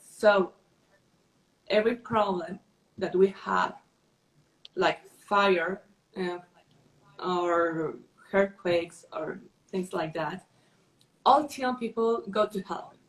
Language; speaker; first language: English; non-native, learner; Spanish